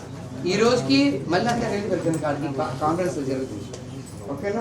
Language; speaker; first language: Telugu; native; Telugu